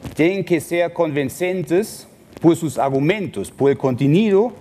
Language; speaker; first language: Spanish; non-native, fluent; German